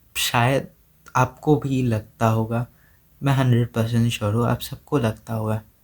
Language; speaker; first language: Hindi; non-native, local second language; Assamese